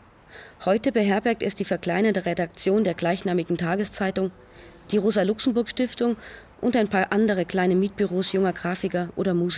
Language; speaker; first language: German; native; German